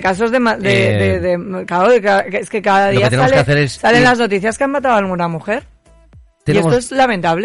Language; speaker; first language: Spanish; native; Spanish